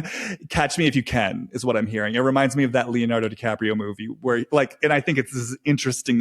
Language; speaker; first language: English; native; English